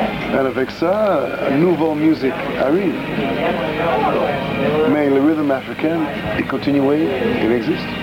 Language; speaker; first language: French; non-native, learner; English